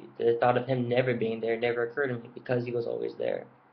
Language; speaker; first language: English; native; English